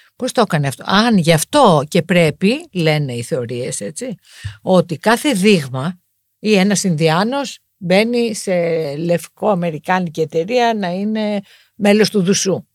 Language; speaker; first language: Greek; native; Greek